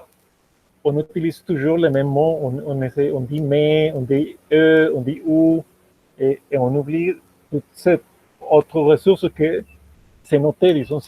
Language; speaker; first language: French; non-native, fluent; Spanish